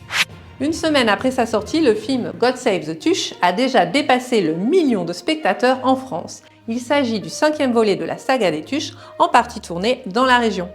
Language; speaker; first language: French; native; French